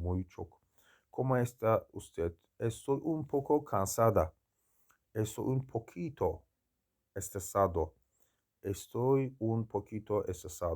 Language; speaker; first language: Spanish; non-native, learner; Turkish